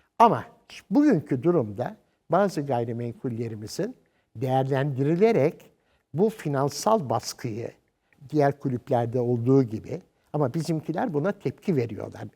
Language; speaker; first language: Turkish; native; Turkish